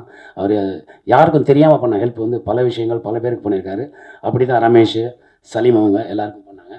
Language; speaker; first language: Tamil; native; Tamil